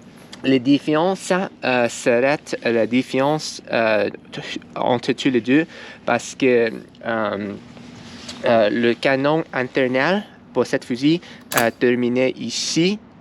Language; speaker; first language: French; non-native, learner; English